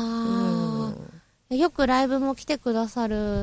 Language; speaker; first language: Japanese; native; Japanese